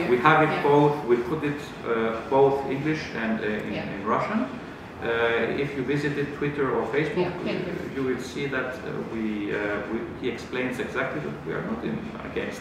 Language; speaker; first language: English; non-native, fluent; Greek